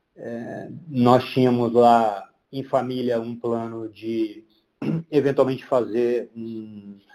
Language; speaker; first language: Portuguese; native; Portuguese